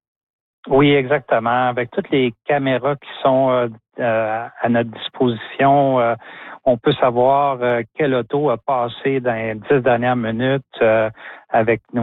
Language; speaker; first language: French; native; French